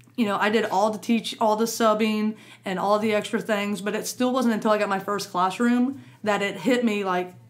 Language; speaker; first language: English; native; English